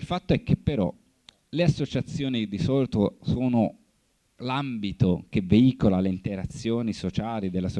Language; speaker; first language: Italian; native; Italian